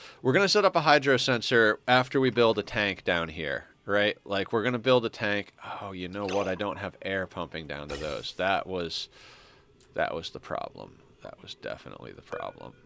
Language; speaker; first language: English; native; English